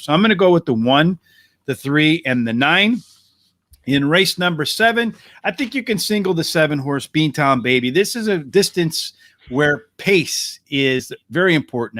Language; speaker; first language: English; native; English